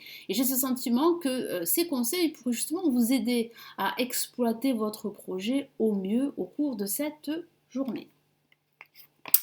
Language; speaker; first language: French; native; French